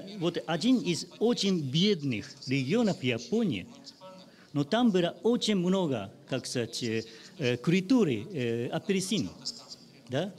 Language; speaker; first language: Russian; non-native, learner; Japanese